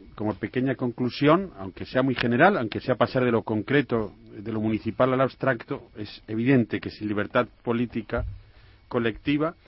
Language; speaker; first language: Spanish; native; Spanish